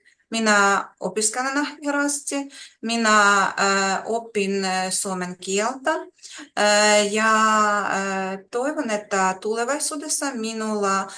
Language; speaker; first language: Finnish; non-native, learner; Russian